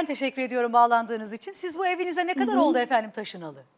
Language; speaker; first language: Turkish; native; Turkish